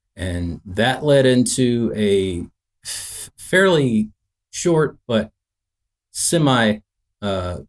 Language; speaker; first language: English; native; English